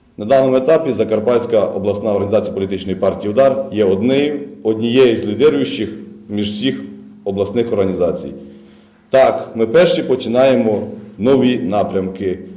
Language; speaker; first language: Ukrainian; native; Ukrainian